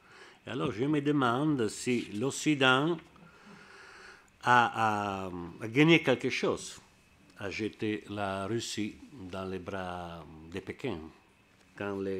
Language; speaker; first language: French; non-native, learner; Italian